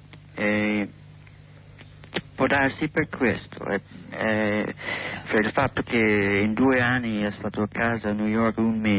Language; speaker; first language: Italian; non-native, learner; English